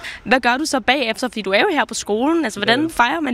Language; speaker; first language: Danish; native; Danish